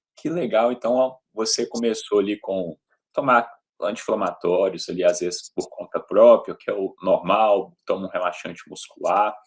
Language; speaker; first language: Portuguese; native; Portuguese